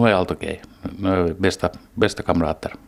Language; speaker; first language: Swedish; non-native, local second language; Finnish